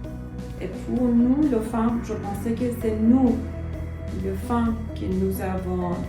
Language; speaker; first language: French; non-native, learner; Persian